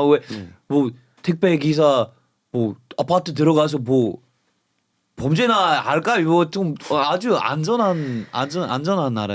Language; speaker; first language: Korean; non-native, fluent; English